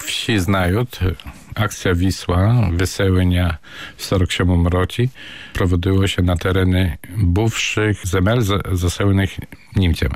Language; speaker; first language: Polish; non-native, local second language; Ukrainian